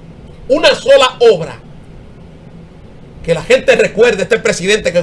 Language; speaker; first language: Spanish; native; Spanish